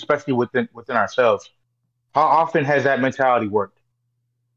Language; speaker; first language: English; native; English